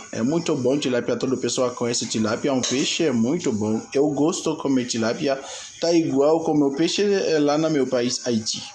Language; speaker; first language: Portuguese; non-native, learner; Haitian Creole